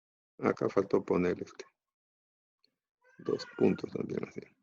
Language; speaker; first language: Spanish; native; Spanish